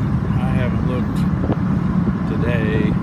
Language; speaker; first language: English; native; English